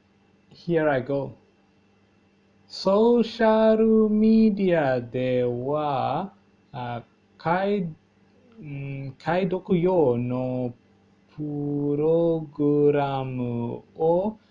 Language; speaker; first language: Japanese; non-native, learner; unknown